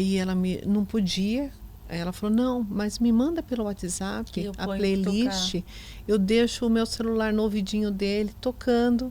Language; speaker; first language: Portuguese; native; Portuguese